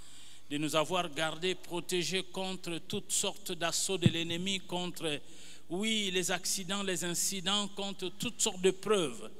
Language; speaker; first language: French; non-native, local second language; Lingala